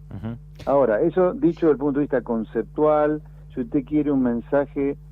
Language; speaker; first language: Spanish; native; Spanish